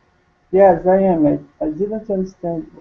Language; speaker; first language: English; non-native, learner; Portuguese